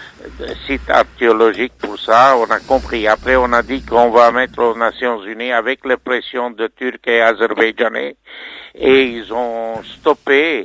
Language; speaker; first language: French; non-native, fluent; Armenian